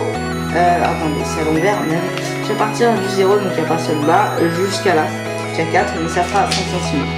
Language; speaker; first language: French; native; French